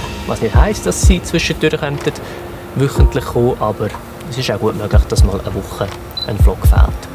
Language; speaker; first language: German; native; German